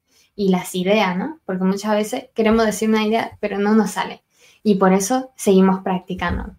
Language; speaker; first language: Spanish; non-native, fluent; Chinese